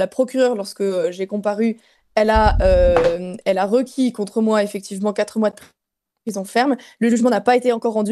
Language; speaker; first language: French; native; French